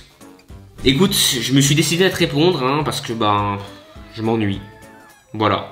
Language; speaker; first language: French; native; French